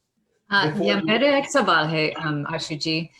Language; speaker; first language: Hindi; non-native, learner; English